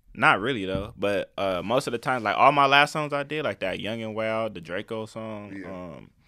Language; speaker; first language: English; native; English